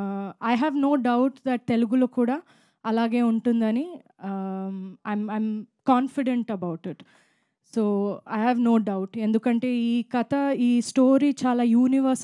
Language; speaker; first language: Telugu; non-native, local second language; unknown